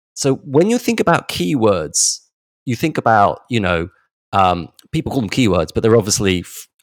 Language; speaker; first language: English; native; English